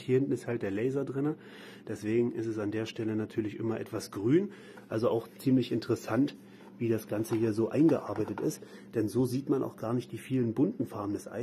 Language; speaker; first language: German; native; German